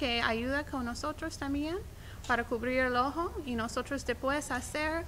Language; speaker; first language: Spanish; non-native, learner; English